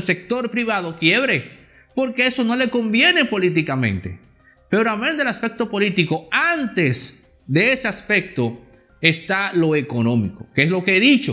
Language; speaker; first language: Spanish; native; Spanish